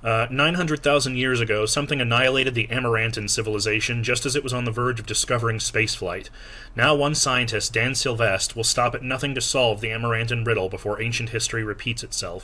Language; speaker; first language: English; native; English